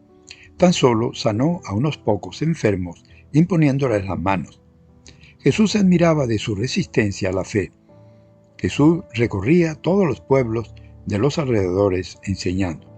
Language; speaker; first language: Spanish; native; Spanish